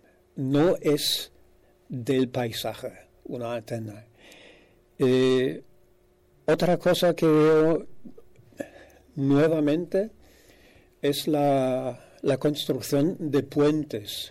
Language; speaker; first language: Spanish; non-native, fluent; German